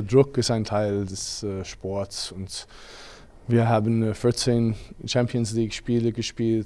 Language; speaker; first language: German; non-native, fluent; English